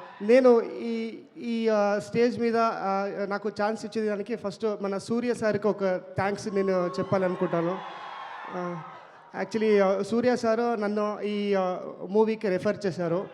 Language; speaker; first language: Telugu; non-native, learner; Kannada